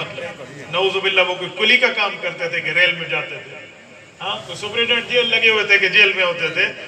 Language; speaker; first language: Urdu; non-native, local second language; Punjabi